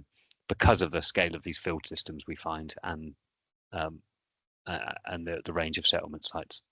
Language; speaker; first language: English; native; English